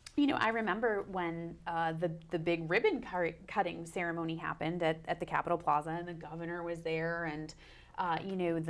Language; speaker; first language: English; native; English